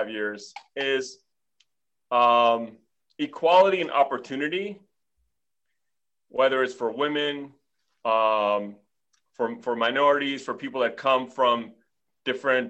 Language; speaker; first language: English; early bilingual, other home language; Armenian